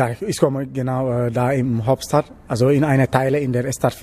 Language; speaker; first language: German; non-native, learner; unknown